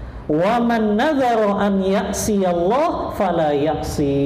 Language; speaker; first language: Arabic; non-native, fluent; Indonesian